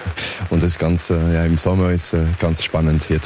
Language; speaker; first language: German; non-native, learner; French